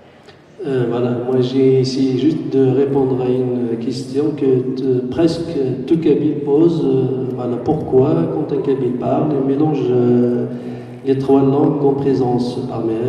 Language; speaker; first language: French; non-native, local second language; Kabyle